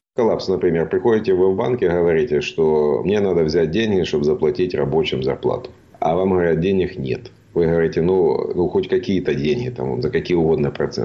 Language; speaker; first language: Russian; native; Russian